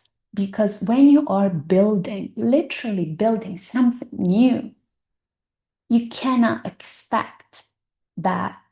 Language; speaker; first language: English; non-native, fluent; Italian